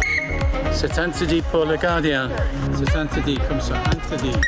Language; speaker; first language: French; non-native, learner; English